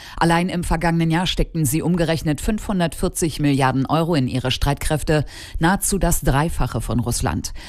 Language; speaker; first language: German; native; German